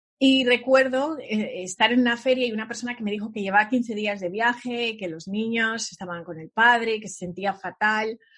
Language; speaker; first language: Spanish; early bilingual, other home language; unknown